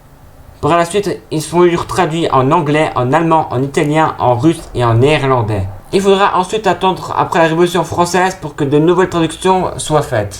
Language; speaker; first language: French; native; French